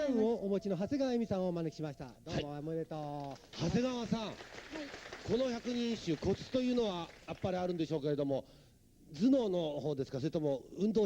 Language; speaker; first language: Japanese; native; Japanese